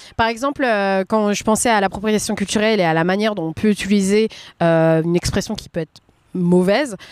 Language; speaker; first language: French; native; French